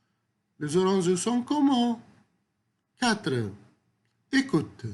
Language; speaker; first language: French; non-native, fluent; Arabic